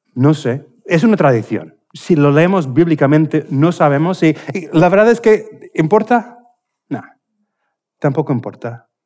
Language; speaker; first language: Spanish; non-native, fluent; English